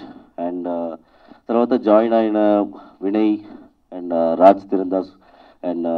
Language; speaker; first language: Telugu; non-native, learner; Tamil